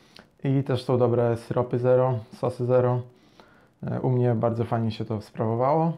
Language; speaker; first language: Polish; native; Polish